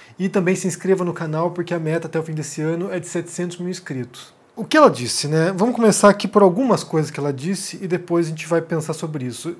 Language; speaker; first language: Portuguese; native; Portuguese